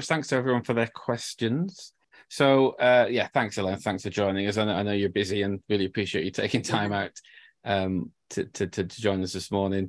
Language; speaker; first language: English; native; English